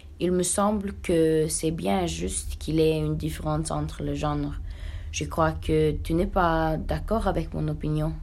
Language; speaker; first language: French; non-native, learner; Norwegian